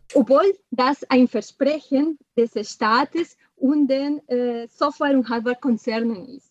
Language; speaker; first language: German; non-native, fluent; Spanish